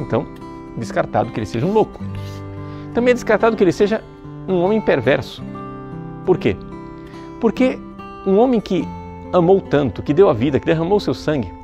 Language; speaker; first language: Portuguese; native; Portuguese